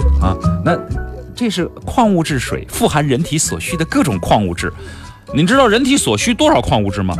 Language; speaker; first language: Chinese; native; Chinese